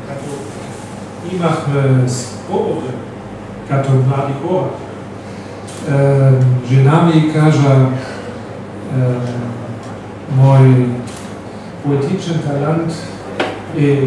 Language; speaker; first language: Bulgarian; non-native, learner; Russian